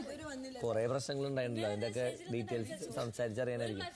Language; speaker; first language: Malayalam; native; Malayalam